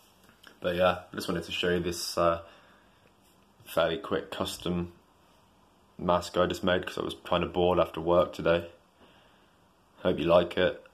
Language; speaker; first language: English; native; English